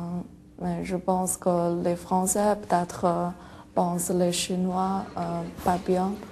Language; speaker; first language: French; non-native, learner; Chinese